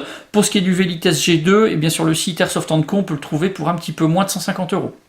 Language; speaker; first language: French; native; French